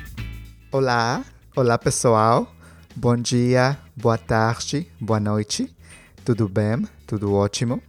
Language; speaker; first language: Portuguese; non-native, learner; Spanish